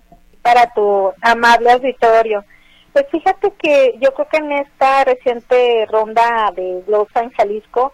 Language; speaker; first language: Spanish; native; Spanish